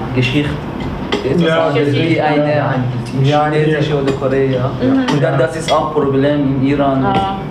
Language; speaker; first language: German; non-native, learner; Persian